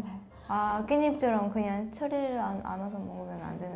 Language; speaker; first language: Korean; non-native, fluent; Japanese